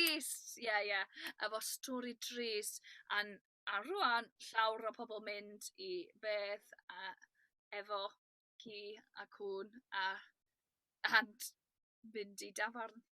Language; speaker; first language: Welsh; non-native, learner; English